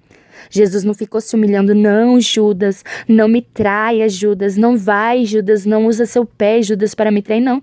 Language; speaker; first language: Portuguese; native; Portuguese